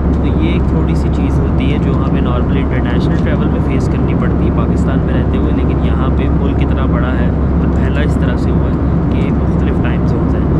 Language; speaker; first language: Urdu; native; Urdu